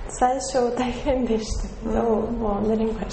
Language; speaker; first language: Japanese; non-native, learner; Russian